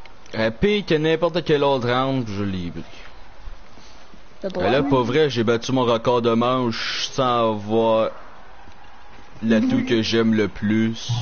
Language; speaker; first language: French; native; French